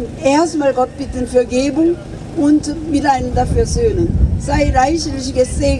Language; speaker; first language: German; non-native, fluent; Korean